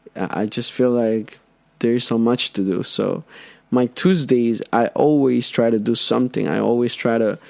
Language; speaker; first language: English; non-native, fluent; Spanish